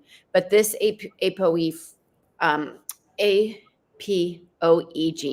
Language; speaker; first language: English; native; English